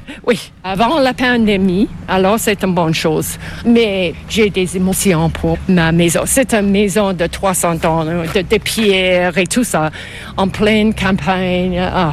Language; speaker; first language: French; non-native, local second language; English